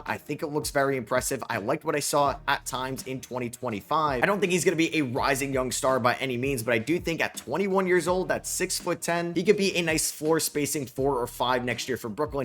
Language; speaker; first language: English; native; English